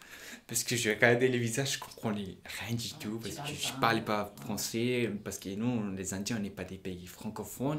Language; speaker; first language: French; non-native, fluent; Punjabi